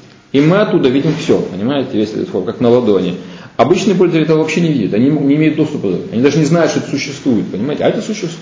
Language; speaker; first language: Russian; native; Russian